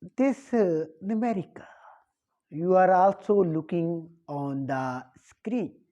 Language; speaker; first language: English; non-native, local second language; Punjabi